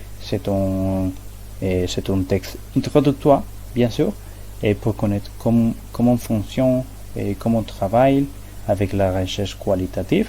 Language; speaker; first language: French; non-native, learner; Spanish